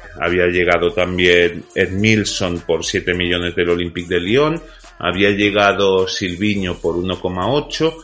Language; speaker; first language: Spanish; native; Spanish